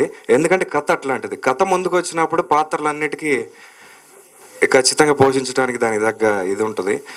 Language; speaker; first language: Telugu; native; Telugu